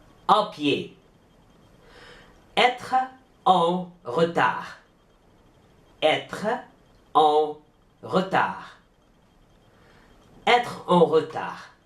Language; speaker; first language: French; non-native, fluent; Arabic